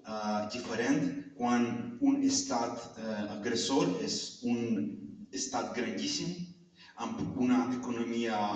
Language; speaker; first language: Catalan; non-native, fluent; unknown